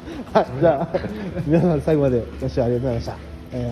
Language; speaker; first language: Japanese; native; Japanese